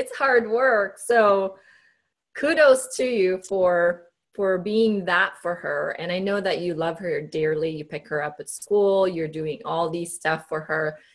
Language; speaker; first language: English; non-native, local second language; Cebuano